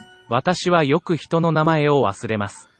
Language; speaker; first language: Japanese; non-native, learner; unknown